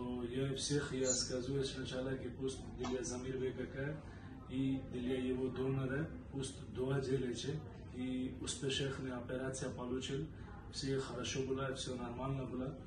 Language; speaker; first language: Russian; non-native, learner; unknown